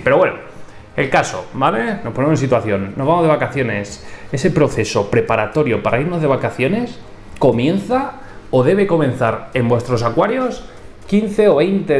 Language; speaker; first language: Spanish; native; Spanish